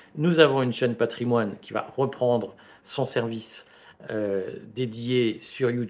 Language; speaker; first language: French; native; French